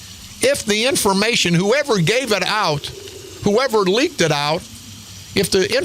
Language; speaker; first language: English; native; English